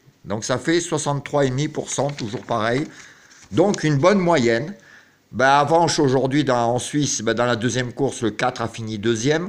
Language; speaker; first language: French; native; French